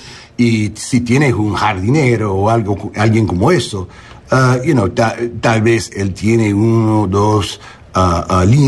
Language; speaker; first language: Spanish; early bilingual, heritage; English